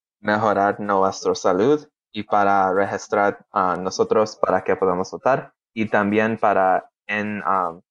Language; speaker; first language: Spanish; early bilingual, heritage; Spanish